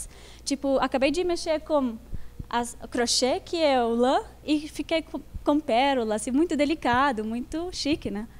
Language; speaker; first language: Portuguese; non-native, fluent; Arabic